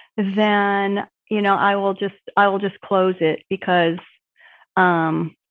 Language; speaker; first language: English; native; English